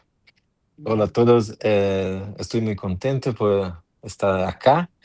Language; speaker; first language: Spanish; non-native, fluent; Portuguese